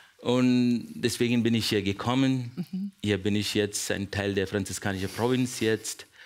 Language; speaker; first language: German; non-native, fluent; Kannada